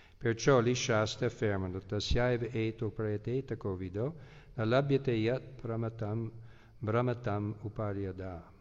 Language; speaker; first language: Italian; non-native, fluent; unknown